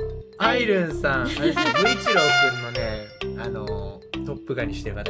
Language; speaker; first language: Japanese; native; Japanese